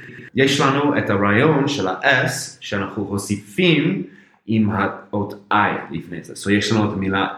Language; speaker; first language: Hebrew; non-native, fluent; English